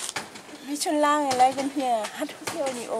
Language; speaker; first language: German; non-native, learner; Thai